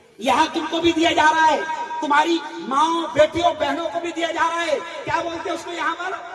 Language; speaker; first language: Urdu; native; Urdu